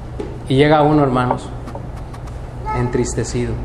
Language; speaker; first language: Spanish; native; Spanish